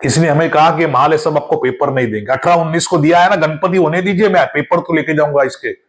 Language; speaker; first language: Hindi; non-native, local second language; Marathi